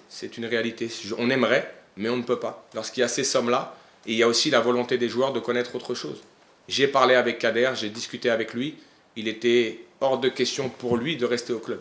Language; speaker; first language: French; native; French